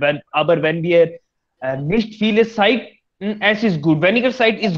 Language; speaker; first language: German; non-native, learner; Hindi